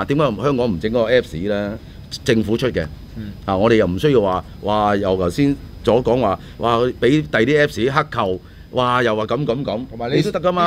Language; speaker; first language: Cantonese; native; Cantonese